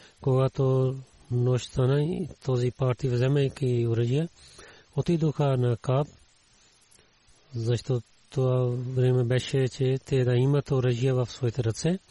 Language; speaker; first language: Bulgarian; non-native, learner; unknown